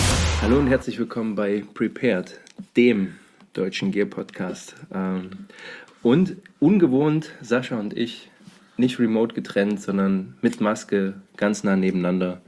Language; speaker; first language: German; native; German